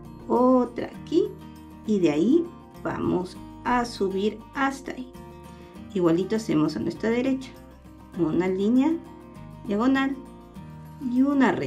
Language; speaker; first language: Spanish; native; Spanish